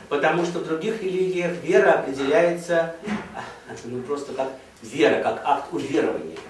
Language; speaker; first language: Russian; native; Russian